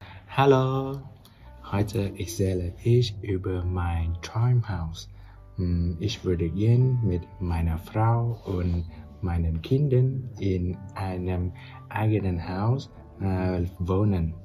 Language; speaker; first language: German; non-native, learner; Vietnamese